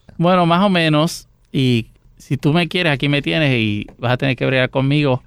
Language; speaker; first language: Spanish; native; Spanish